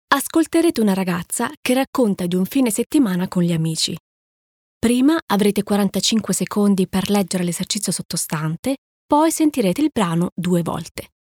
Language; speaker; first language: Italian; native; Italian